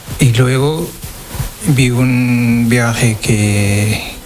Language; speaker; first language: Spanish; non-native, learner; Wolof